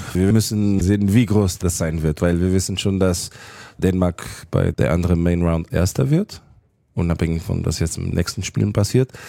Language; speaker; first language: German; non-native, fluent; Portuguese